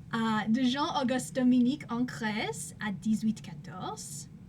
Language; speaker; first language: French; non-native, learner; English